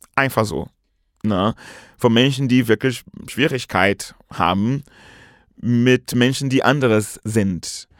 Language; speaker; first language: German; non-native, fluent; Portuguese